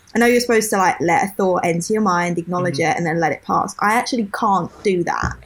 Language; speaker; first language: English; native; English